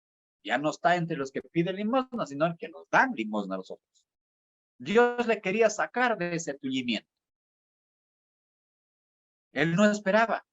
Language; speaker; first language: Spanish; native; Spanish